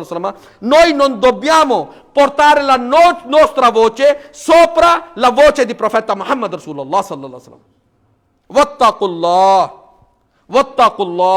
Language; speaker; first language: Italian; non-native, fluent; Urdu